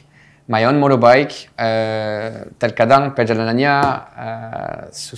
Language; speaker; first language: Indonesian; non-native, fluent; French